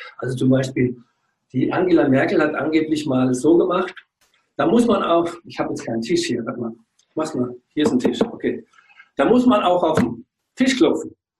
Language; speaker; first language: German; native; German